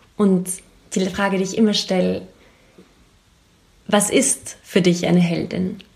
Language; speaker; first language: German; native; German